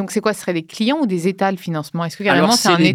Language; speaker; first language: French; native; French